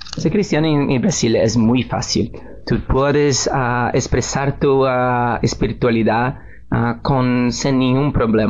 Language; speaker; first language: Spanish; non-native, learner; Portuguese